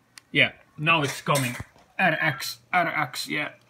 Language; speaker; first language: English; non-native, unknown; Finnish